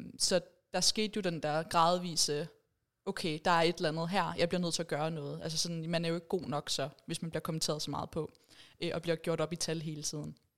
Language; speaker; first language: Danish; early bilingual, other home language; Persian